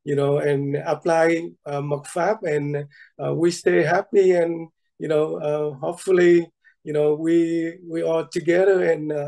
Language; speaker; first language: English; non-native, fluent; Vietnamese